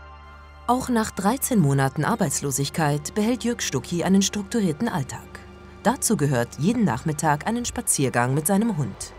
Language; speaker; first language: German; native; German